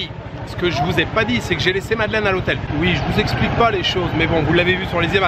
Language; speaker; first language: French; native; French